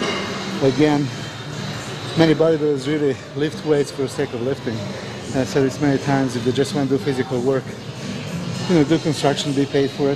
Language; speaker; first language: English; non-native, fluent; Serbian